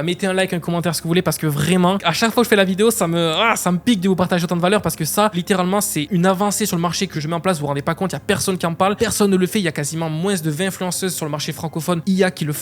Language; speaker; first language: French; native; French